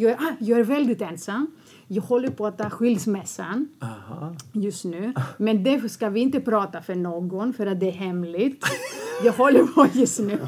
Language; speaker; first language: Swedish; non-native, fluent; Greek